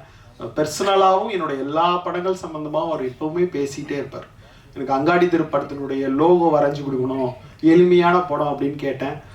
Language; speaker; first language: Tamil; native; Tamil